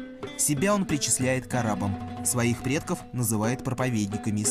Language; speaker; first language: Russian; native; Russian